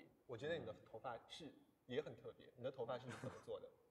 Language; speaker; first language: Chinese; native; Chinese